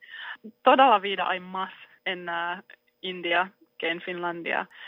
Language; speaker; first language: Spanish; non-native, learner; Finnish